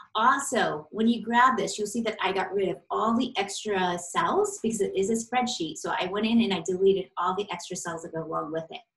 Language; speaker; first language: English; native; English